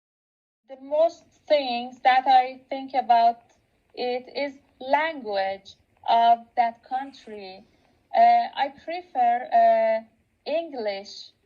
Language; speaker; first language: English; non-native, local second language; Persian